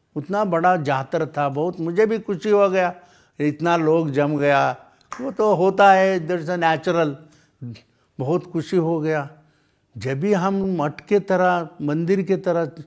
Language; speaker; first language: Hindi; non-native, local second language; Kannada